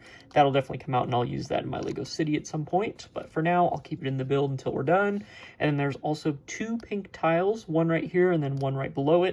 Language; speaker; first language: English; native; English